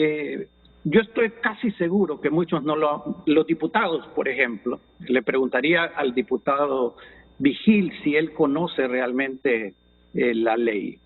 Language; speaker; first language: Spanish; native; Spanish